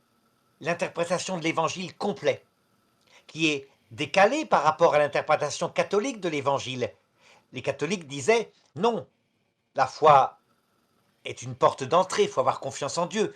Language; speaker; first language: French; native; French